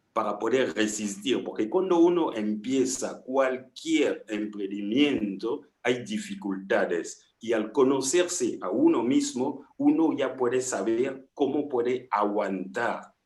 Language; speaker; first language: Spanish; non-native, fluent; French